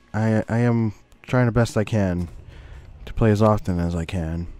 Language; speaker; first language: English; native; English